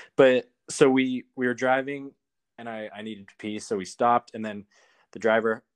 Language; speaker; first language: English; native; English